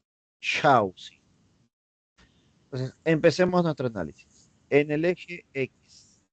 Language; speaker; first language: Spanish; native; Spanish